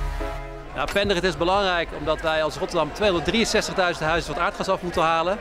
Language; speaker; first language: Dutch; native; Dutch